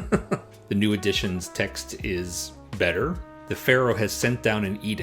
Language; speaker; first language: English; native; English